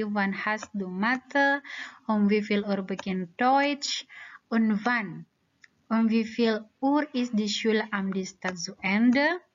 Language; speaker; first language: German; non-native, learner; Indonesian